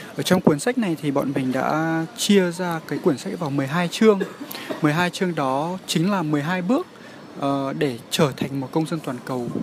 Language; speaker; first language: Vietnamese; early bilingual, heritage; Vietnamese